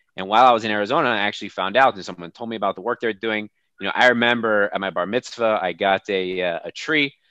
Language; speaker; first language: English; native; English